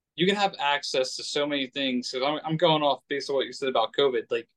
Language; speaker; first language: English; native; English